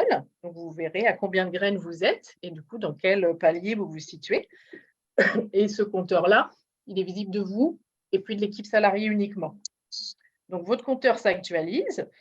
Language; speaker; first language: French; native; French